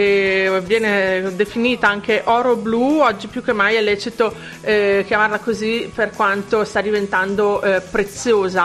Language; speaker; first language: Italian; native; Italian